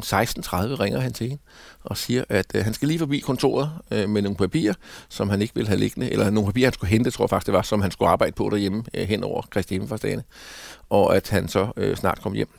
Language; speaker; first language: Danish; native; Danish